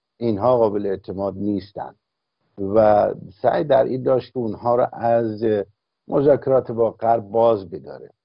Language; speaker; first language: Persian; native; Persian